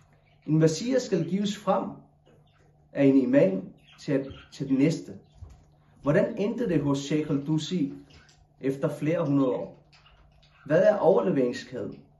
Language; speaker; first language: Danish; non-native, local second language; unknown